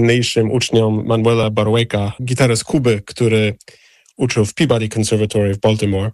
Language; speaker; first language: Polish; non-native, fluent; English